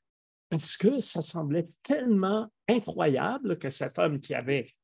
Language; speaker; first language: French; native; French